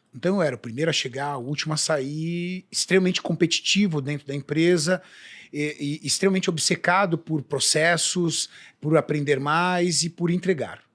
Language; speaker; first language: Portuguese; native; Portuguese